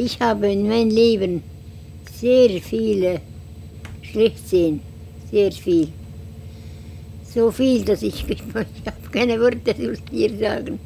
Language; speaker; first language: German; non-native, learner; Estonian